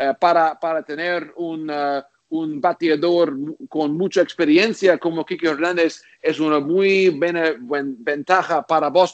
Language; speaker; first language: Spanish; non-native, learner; English